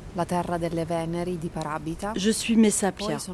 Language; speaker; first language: French; non-native, fluent; Italian